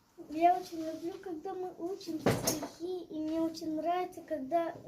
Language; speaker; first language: Russian; early bilingual, other home language; Chechen